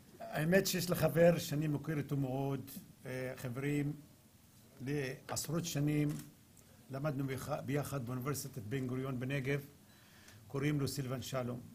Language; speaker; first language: Hebrew; non-native, local second language; Arabic